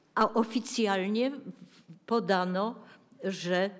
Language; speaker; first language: Polish; native; Polish